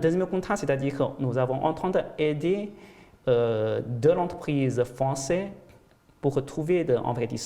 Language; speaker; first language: French; non-native, fluent; Chinese